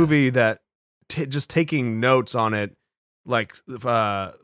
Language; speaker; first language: English; native; English